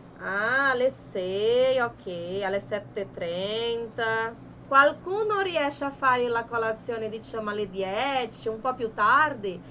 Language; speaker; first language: Italian; non-native, fluent; Portuguese